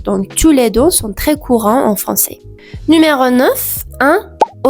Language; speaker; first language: French; non-native, fluent; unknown